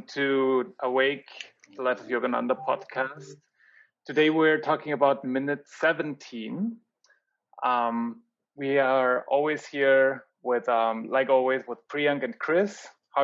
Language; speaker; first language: English; non-native, fluent; German